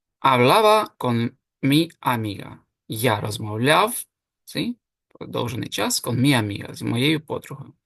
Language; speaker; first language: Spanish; non-native, fluent; Ukrainian